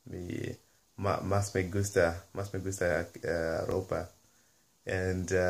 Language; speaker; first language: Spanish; non-native, learner; English